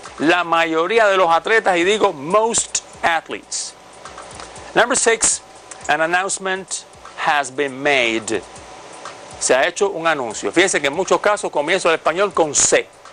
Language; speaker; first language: Spanish; native; Spanish